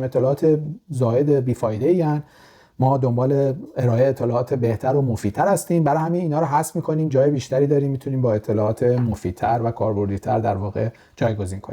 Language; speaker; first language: Persian; native; Persian